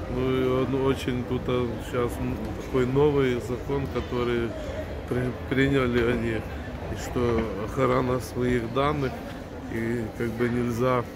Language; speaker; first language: Russian; non-native, local second language; Ukrainian